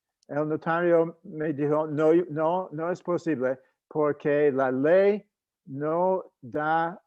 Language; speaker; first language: Spanish; non-native, fluent; English